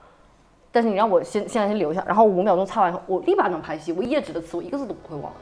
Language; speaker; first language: Chinese; native; Chinese